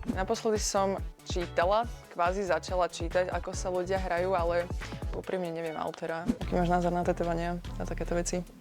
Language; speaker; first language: Slovak; early bilingual, other home language; Ukrainian